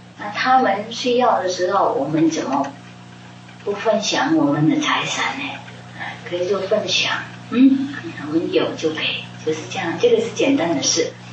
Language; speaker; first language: Chinese; non-native, fluent; Vietnamese